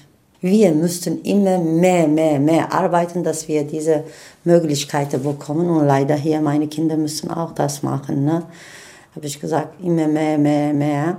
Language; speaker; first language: German; non-native, learner; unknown